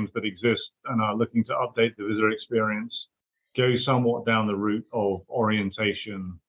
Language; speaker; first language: English; native; English